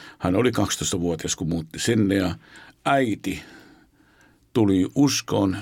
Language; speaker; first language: Finnish; non-native, fluent; Arabic